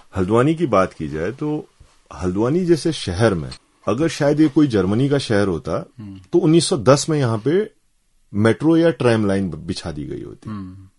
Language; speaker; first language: Hindi; native; Hindi